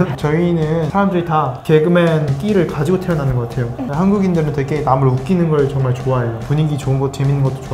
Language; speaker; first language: Korean; native; Korean